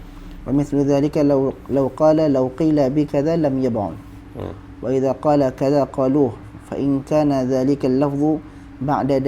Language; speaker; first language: Arabic; non-native, fluent; Malay